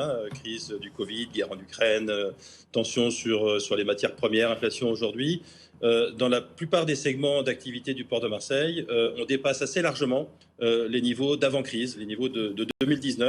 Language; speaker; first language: French; native; French